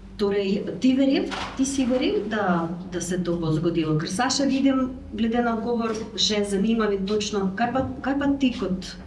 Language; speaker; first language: Slovenian; non-native, fluent; Ukrainian